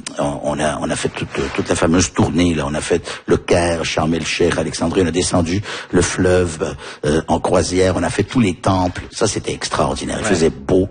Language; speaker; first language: French; early bilingual, heritage; French